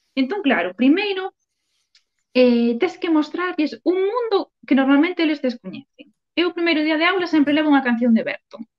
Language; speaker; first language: Galician; non-native, local second language; Spanish